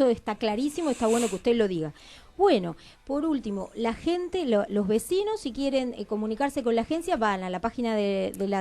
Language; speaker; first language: Spanish; native; Spanish